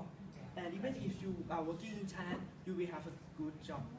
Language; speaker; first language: English; non-native, learner; Thai